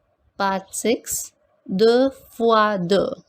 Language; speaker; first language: French; non-native, fluent; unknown